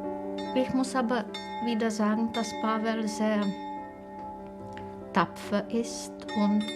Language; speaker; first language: German; non-native, fluent; Czech